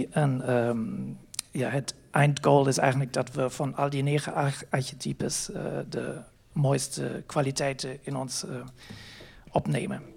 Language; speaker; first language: Dutch; non-native, fluent; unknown